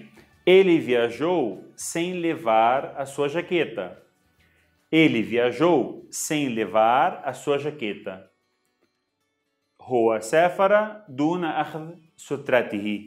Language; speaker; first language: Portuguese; non-native, fluent; Arabic